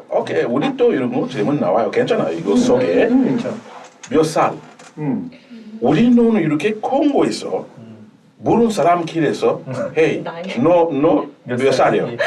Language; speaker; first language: Korean; non-native, learner; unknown